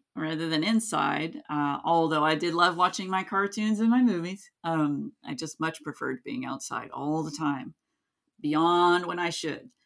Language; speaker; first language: English; native; English